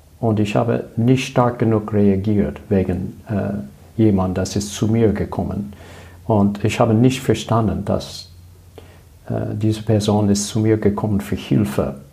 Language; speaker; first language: German; non-native, learner; English